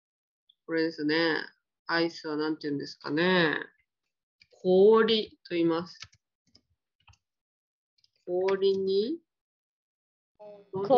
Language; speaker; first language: Japanese; non-native, fluent; Vietnamese